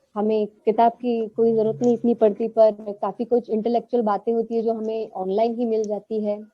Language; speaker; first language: Hindi; non-native, local second language; Marathi